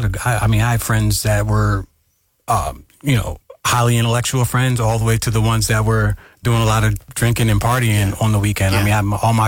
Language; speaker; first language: English; native; English